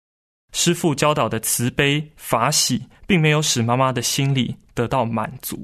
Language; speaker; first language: Chinese; native; Chinese